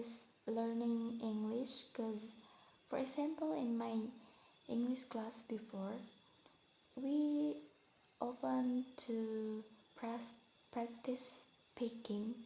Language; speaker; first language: English; non-native, learner; Indonesian